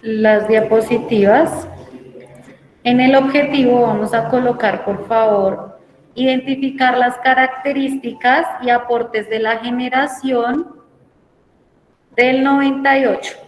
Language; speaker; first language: Spanish; native; Spanish